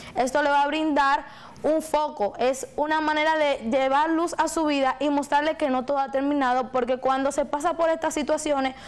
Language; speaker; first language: Spanish; native; Spanish